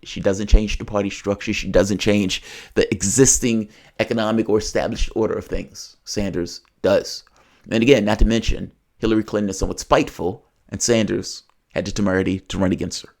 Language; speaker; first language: English; native; English